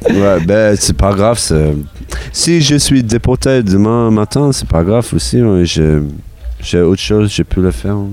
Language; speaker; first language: French; non-native, learner; English